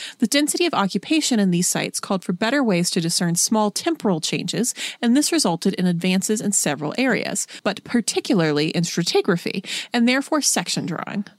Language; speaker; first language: English; native; English